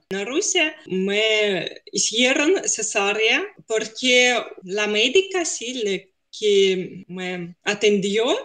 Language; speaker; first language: Spanish; non-native, fluent; Russian